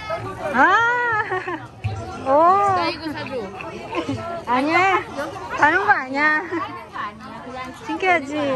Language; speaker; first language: Korean; non-native, fluent; Hiligaynon